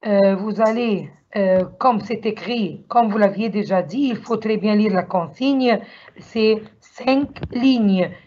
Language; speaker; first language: French; non-native, learner; Arabic